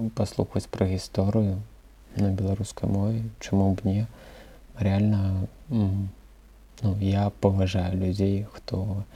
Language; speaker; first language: Belarusian; non-native, local second language; Russian